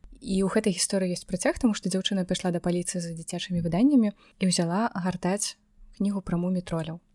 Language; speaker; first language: Belarusian; non-native, local second language; Russian